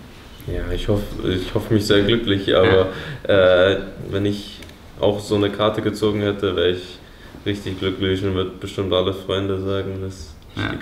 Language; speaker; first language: German; early bilingual, heritage; English